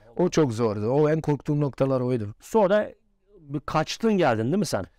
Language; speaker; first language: Turkish; non-native, fluent; Bosnian